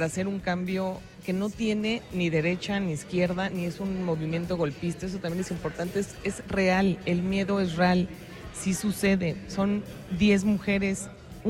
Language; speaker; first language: Spanish; native; Spanish